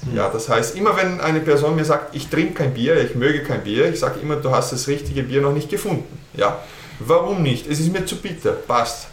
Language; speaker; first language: German; early bilingual, heritage; German